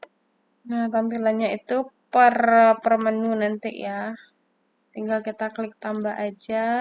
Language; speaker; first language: Indonesian; native; Indonesian